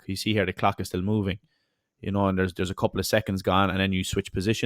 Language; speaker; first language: English; native; English